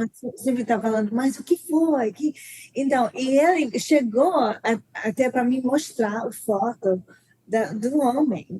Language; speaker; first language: Portuguese; non-native, learner; English